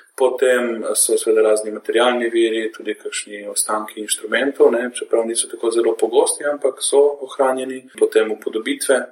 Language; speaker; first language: Slovenian; native; Slovenian